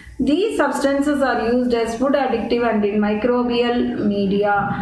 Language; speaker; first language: English; non-native, local second language; Tamil